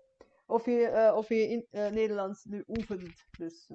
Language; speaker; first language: Dutch; non-native, fluent; Bulgarian